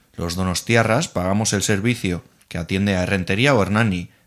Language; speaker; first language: Spanish; non-native, local second language; Basque